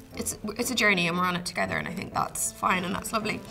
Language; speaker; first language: English; native; English